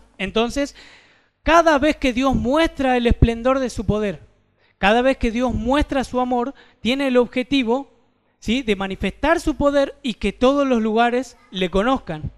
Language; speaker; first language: Spanish; native; Spanish